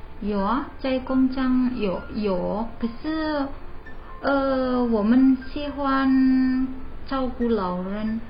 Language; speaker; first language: Chinese; non-native, learner; Indonesian